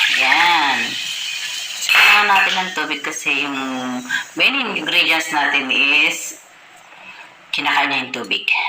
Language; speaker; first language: Filipino; non-native, local second language; Iloko